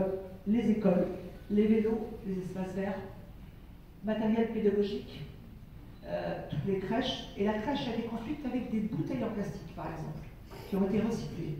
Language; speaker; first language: French; native; French